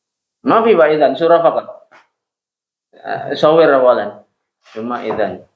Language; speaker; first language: Arabic; non-native, fluent; Indonesian